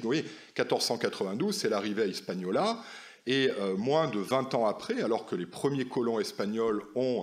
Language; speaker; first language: French; native; French